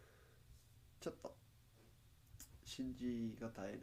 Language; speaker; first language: Japanese; non-native, learner; Spanish